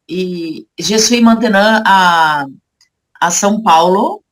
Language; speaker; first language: French; non-native, learner; Portuguese